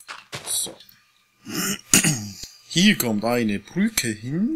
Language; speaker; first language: German; native; German